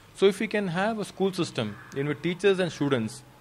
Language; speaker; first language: English; non-native, local second language; Kannada